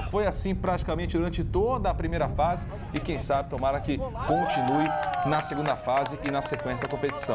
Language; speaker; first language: Portuguese; native; Portuguese